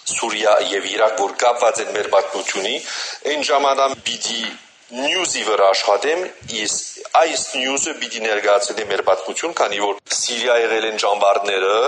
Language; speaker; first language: Armenian; early bilingual, heritage; Armenian